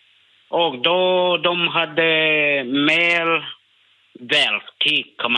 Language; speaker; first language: Swedish; non-native, learner; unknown